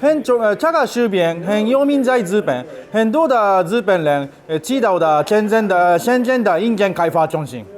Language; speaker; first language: Chinese; non-native, learner; Japanese